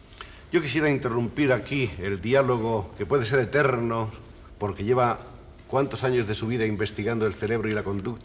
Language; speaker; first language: Spanish; native; Spanish